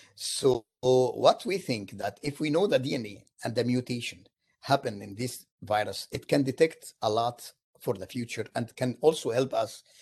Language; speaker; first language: English; non-native, fluent; Arabic